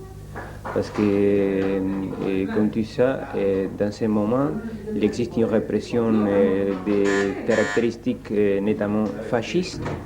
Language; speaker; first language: French; non-native, learner; Spanish